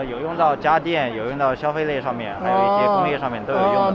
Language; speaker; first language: Chinese; native; Chinese